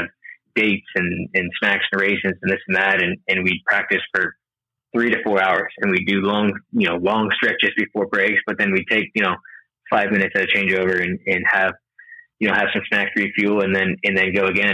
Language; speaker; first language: English; native; English